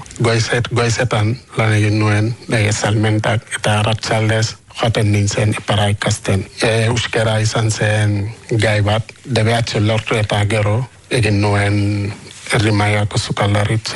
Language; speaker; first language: Basque; non-native, learner; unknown